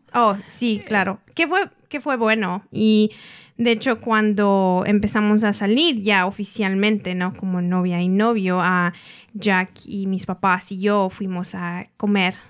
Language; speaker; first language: Spanish; early bilingual, heritage; Spanish